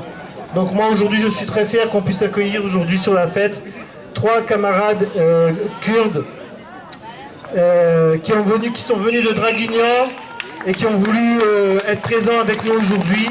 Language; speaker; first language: French; native; French